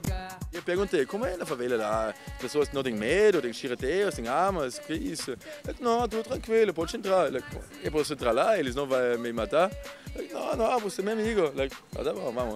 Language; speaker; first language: Portuguese; non-native, fluent; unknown